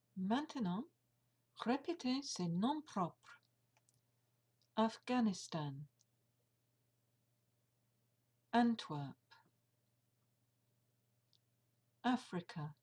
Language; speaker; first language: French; non-native, fluent; English